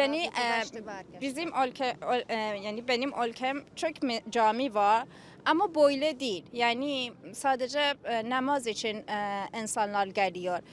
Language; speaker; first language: Turkish; non-native, learner; Persian